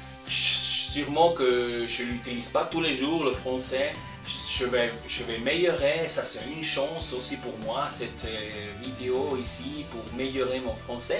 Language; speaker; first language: French; non-native, local second language; German